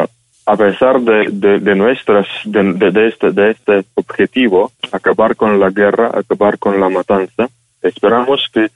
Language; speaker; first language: Spanish; non-native, fluent; Ukrainian